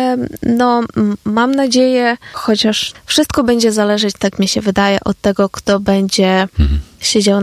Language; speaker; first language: Polish; non-native, fluent; Ukrainian